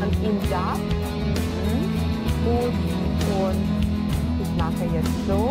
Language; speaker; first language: German; non-native, fluent; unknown